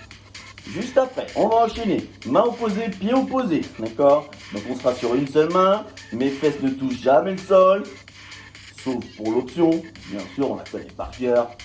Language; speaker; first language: French; native; French